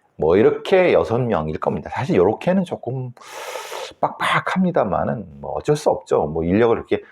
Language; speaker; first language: Korean; native; Korean